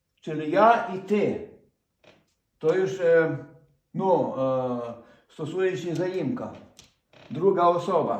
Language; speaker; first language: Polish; non-native, fluent; Ukrainian